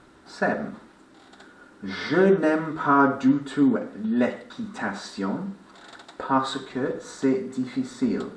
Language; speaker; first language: French; non-native, fluent; English